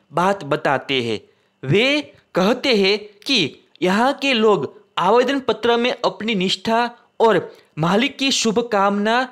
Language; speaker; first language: Hindi; non-native, local second language; Gujarati